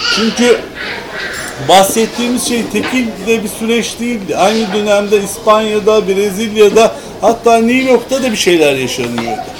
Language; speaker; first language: Turkish; native; Turkish